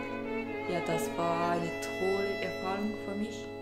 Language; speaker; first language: German; non-native, fluent; Japanese